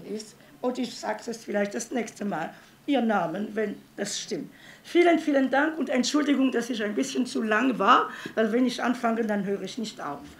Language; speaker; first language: German; non-native, fluent; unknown